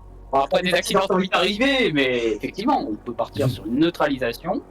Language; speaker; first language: French; native; French